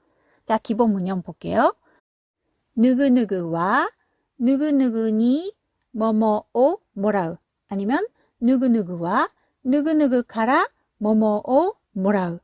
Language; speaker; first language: Korean; non-native, fluent; Japanese